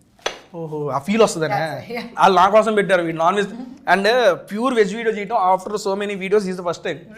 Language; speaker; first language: Telugu; native; Telugu